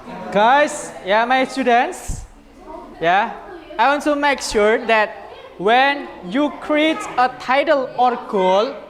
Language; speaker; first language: English; non-native, learner; Indonesian